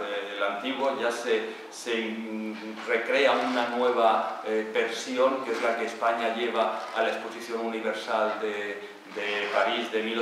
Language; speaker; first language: Spanish; native; Spanish